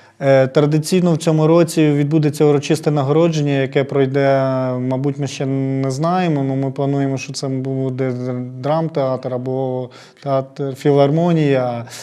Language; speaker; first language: Ukrainian; native; Ukrainian